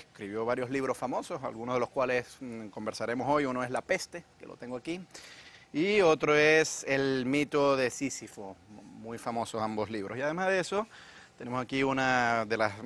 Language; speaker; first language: Spanish; native; Spanish